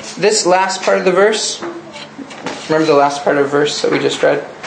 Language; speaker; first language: English; native; English